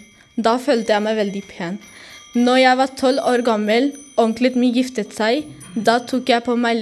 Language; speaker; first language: Norwegian; early bilingual, other home language; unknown